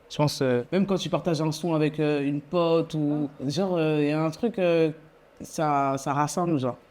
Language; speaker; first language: French; native; French